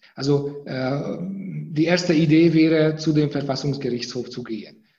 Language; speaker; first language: German; non-native, fluent; Hungarian